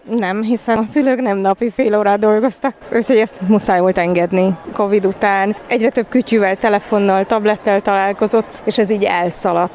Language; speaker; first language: Hungarian; native; Hungarian